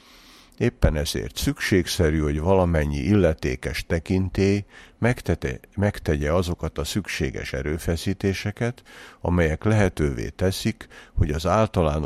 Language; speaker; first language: Hungarian; native; Hungarian